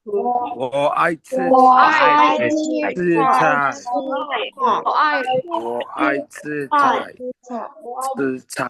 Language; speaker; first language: Chinese; non-native, learner; Burmese